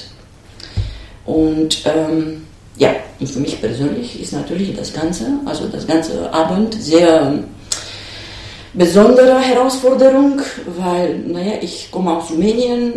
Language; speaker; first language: German; non-native, fluent; Romanian